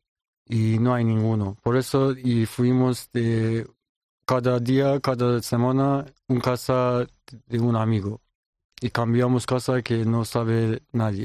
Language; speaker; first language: Spanish; non-native, learner; Persian